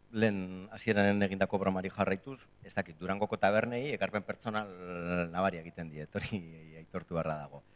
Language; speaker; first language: Basque; native; Basque